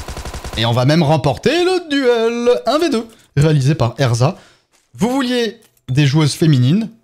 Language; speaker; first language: French; native; French